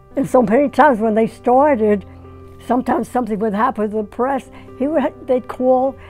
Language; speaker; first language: English; native; English